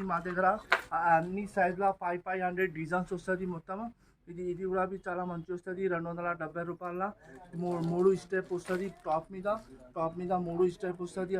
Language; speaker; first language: Telugu; non-native, local second language; Hindi